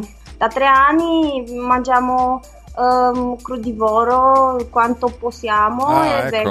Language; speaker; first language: Italian; non-native, fluent; Romanian